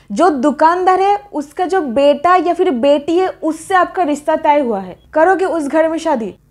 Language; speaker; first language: Hindi; native; Hindi